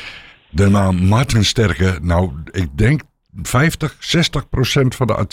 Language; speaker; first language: Dutch; native; Dutch